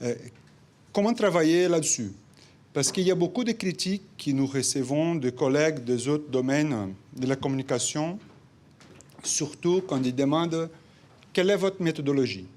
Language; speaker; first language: French; non-native, fluent; Portuguese